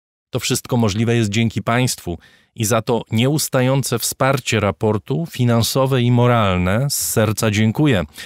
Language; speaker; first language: Polish; native; Polish